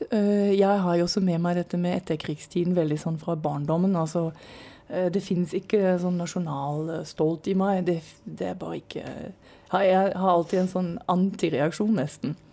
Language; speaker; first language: Norwegian; non-native, fluent; German